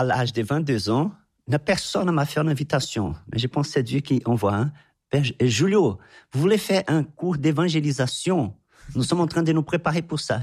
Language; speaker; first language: French; non-native, fluent; Portuguese